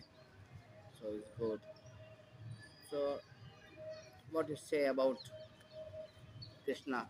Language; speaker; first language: English; non-native, learner; Hindi